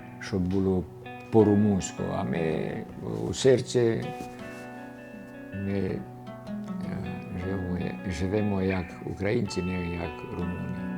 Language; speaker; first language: Ukrainian; early bilingual, heritage; Ukrainian